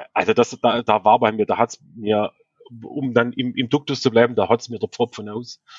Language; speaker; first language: German; native; German